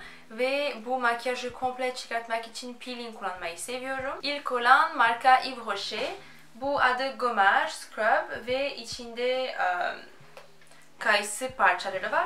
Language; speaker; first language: Turkish; non-native, fluent; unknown